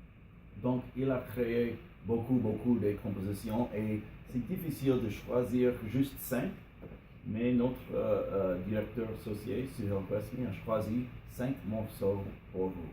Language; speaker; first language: French; non-native, learner; English